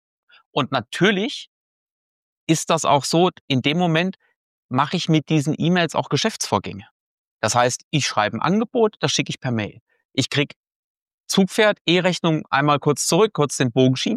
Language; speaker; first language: German; native; German